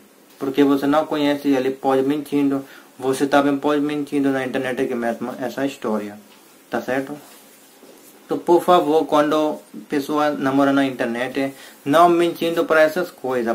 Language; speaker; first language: Portuguese; non-native, learner; Hindi